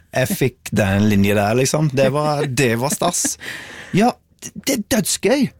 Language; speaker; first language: Norwegian; non-native, fluent; English